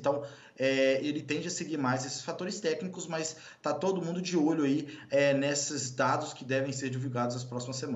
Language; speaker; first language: Portuguese; native; Portuguese